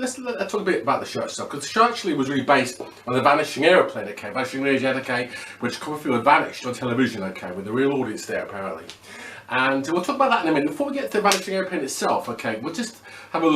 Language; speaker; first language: English; native; English